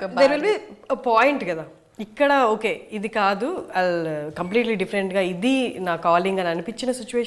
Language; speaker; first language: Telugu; native; Telugu